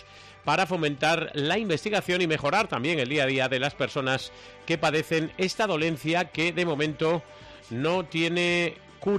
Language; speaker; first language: Spanish; native; Spanish